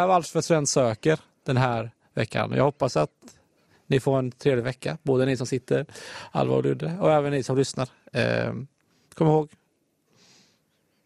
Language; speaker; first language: Swedish; native; Swedish